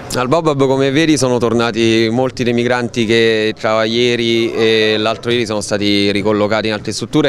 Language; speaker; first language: Italian; native; Italian